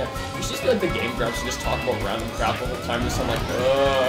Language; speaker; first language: English; native; English